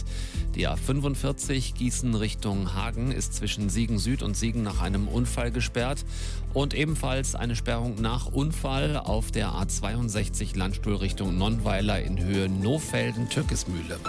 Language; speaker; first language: German; native; German